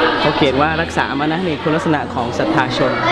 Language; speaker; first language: Thai; native; Thai